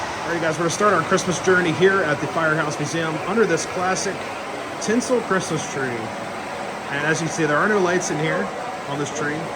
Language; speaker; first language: English; native; English